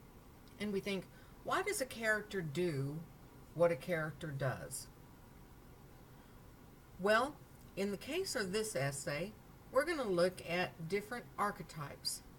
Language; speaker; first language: English; native; English